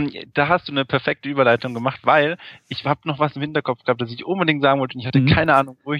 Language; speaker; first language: German; native; German